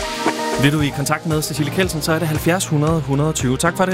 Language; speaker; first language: Danish; native; Danish